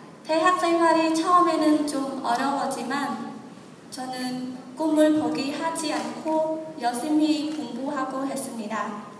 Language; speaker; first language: Korean; non-native, learner; Khmer